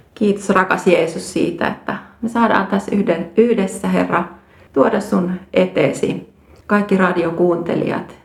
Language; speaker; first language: Finnish; native; Finnish